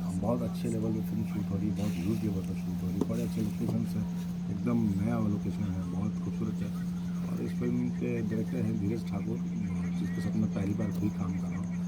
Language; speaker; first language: Hindi; native; Hindi